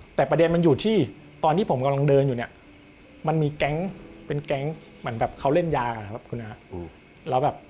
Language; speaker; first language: Thai; native; Thai